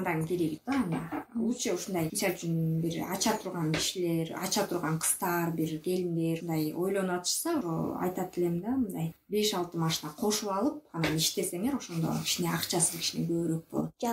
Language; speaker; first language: Kyrgyz; native; Kyrgyz